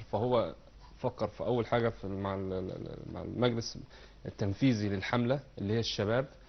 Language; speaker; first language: Arabic; native; Arabic